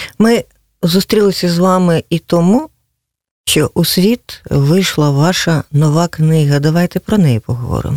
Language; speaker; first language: Ukrainian; native; Ukrainian